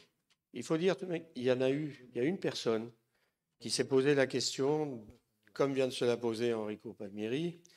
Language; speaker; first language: French; native; French